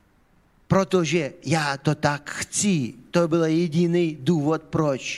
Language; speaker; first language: Czech; non-native, fluent; Ukrainian